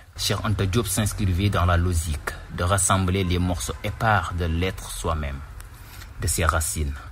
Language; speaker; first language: French; non-native, local second language; Wolof